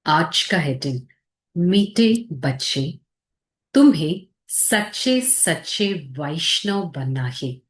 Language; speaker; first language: Hindi; non-native, local second language; Telugu